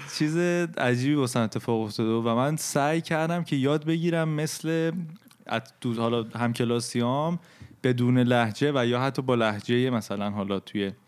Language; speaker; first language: Persian; native; Persian